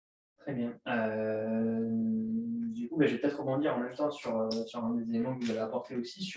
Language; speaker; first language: French; native; French